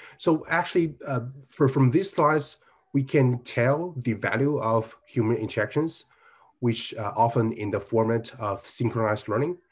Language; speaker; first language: English; non-native, fluent; Chinese